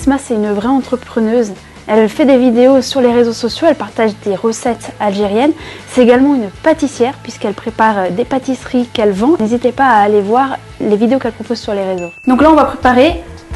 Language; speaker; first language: French; native; French